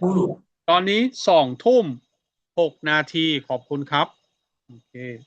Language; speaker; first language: Thai; non-native, fluent; Burmese